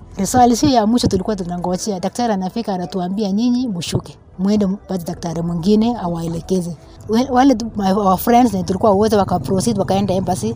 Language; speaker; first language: Swahili; non-native, local second language; Kalenjin